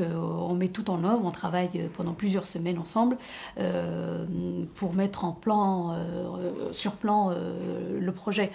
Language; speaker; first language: French; native; French